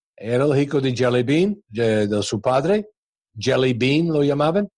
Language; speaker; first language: Spanish; non-native, fluent; English